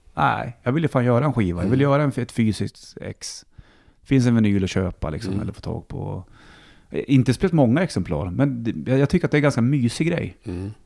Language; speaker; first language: Swedish; native; Swedish